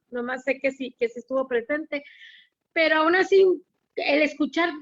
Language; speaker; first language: Spanish; native; Spanish